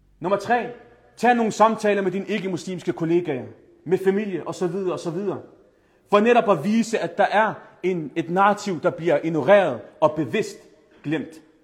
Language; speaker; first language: Danish; early bilingual, other home language; Arabic